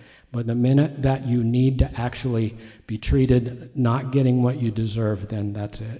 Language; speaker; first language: English; native; English